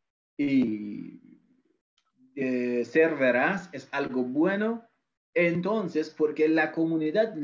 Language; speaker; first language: Spanish; non-native, fluent; Persian